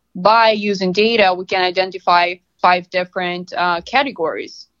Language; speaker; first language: English; non-native, fluent; Russian